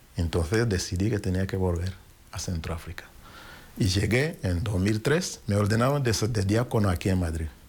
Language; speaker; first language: Spanish; non-native, fluent; Kinyarwanda